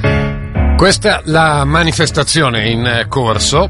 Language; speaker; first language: Italian; native; Italian